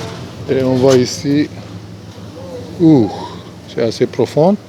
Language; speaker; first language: French; non-native, fluent; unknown